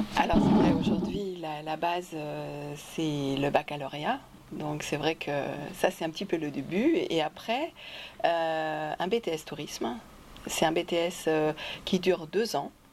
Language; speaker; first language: French; non-native, fluent; German